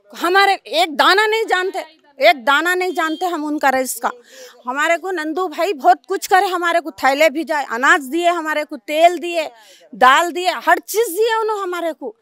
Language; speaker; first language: Hindi; native; Hindi